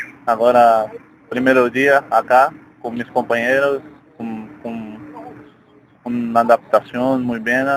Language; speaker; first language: Spanish; non-native, learner; Portuguese